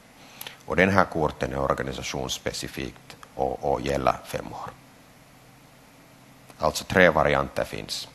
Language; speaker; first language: Swedish; non-native, local second language; Finnish